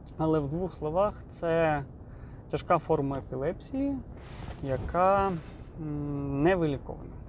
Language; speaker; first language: Ukrainian; non-native, local second language; Russian